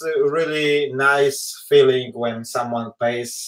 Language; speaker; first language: English; non-native, fluent; Polish